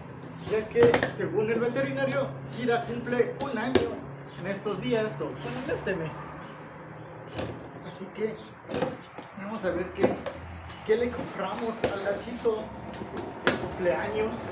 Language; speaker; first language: Spanish; native; Spanish